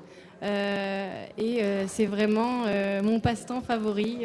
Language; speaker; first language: French; native; French